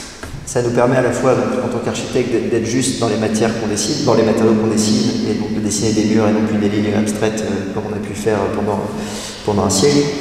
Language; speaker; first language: French; native; French